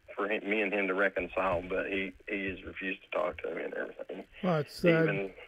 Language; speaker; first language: English; native; English